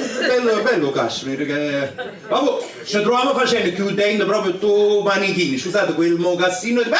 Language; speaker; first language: Italian; native; Italian